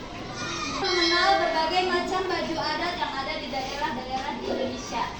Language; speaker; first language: Indonesian; native; Indonesian